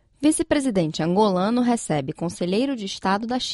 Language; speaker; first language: Portuguese; non-native, fluent; Chinese